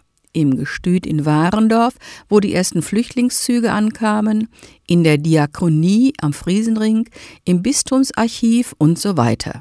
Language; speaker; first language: German; native; German